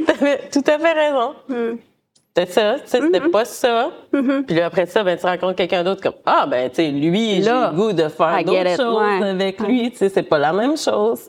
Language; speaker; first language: French; native; French